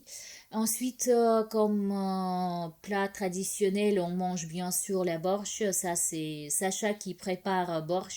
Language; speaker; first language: French; non-native, fluent; Russian